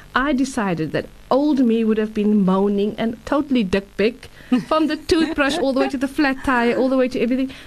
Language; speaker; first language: English; native; English